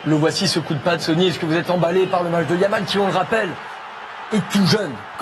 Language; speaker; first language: French; native; French